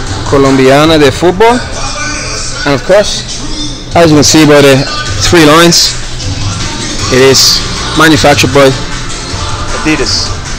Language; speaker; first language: English; native; English